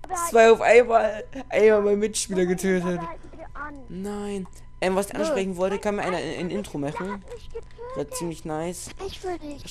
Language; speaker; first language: German; native; German